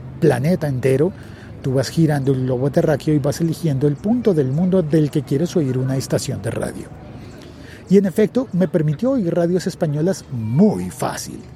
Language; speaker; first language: Spanish; native; Spanish